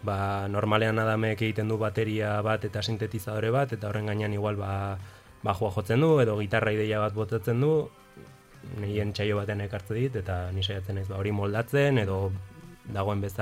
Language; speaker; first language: Basque; non-native, local second language; Spanish